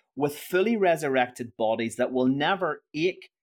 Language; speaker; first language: English; native; English